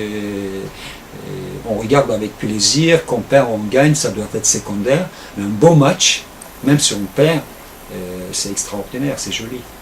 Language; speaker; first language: French; non-native, fluent; Turkish